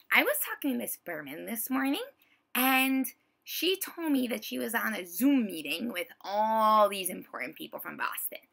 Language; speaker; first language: English; native; English